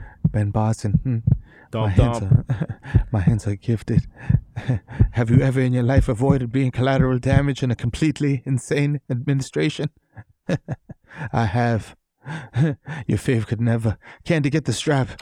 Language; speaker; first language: English; early bilingual, other home language; Spanish